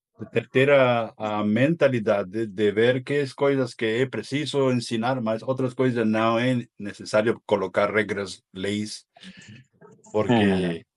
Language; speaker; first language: Portuguese; non-native, fluent; Spanish